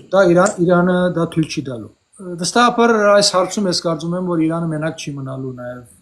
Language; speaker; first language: Armenian; early bilingual, heritage; Armenian